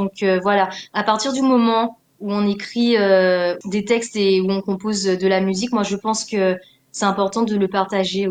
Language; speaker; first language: French; native; French